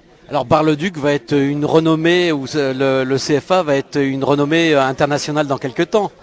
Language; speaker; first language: French; native; French